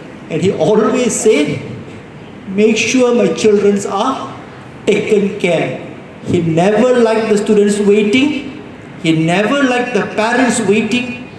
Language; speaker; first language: English; non-native, local second language; Tamil